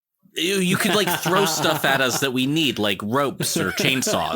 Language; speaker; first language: English; native; English